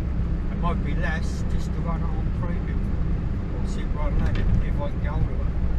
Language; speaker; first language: English; native; English